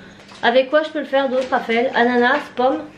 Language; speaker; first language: French; native; French